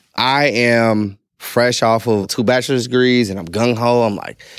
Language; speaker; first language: English; native; English